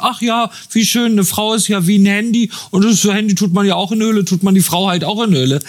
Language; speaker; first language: German; native; German